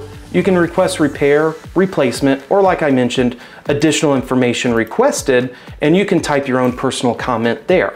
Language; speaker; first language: English; native; English